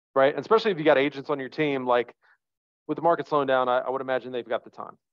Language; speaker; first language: English; native; English